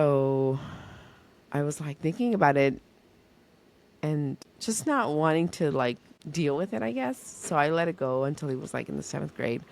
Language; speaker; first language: English; early bilingual, other home language; Spanish